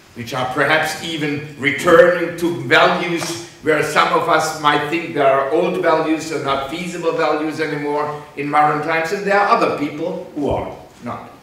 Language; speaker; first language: English; non-native, fluent; German